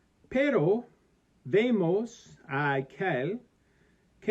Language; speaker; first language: Spanish; non-native, learner; English